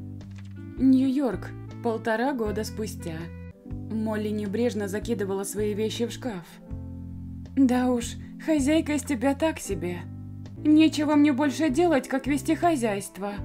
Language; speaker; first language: Russian; native; Russian